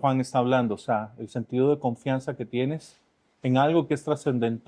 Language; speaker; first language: Spanish; native; Spanish